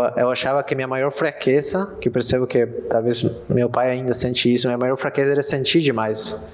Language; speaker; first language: Portuguese; non-native, fluent; Spanish